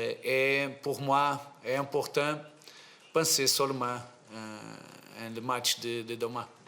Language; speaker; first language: French; non-native, fluent; Portuguese